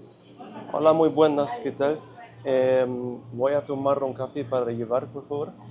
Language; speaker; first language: Spanish; non-native, learner; English